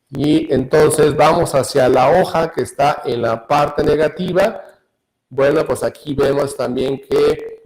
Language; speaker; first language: Spanish; native; Spanish